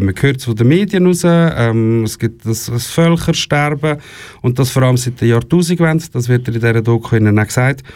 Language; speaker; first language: German; native; German